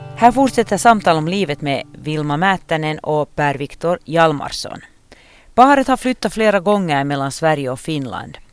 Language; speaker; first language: Swedish; native; Swedish